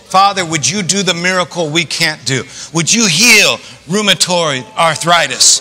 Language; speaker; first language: English; native; English